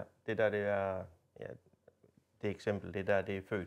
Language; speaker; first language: Danish; native; Danish